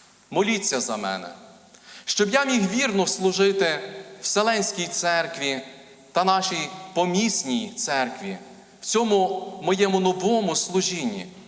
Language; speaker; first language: Ukrainian; native; Ukrainian